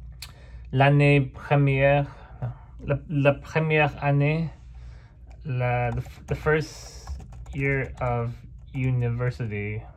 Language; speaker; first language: French; non-native, fluent; English